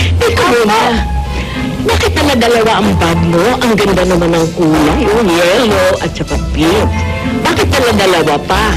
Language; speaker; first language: Filipino; non-native, local second language; Hiligaynon